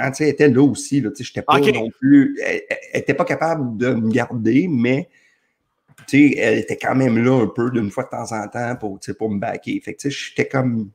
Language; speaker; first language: French; native; French